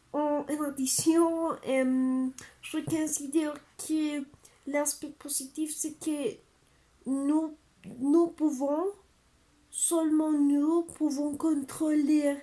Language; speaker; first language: French; non-native, learner; Spanish